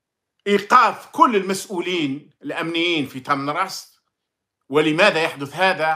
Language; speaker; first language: Arabic; native; Arabic